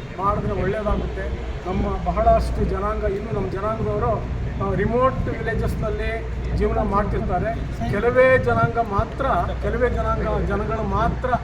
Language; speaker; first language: Kannada; non-native, local second language; Lambadi